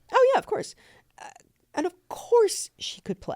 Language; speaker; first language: English; native; English